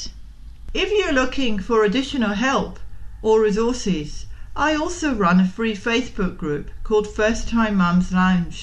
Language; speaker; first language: English; native; English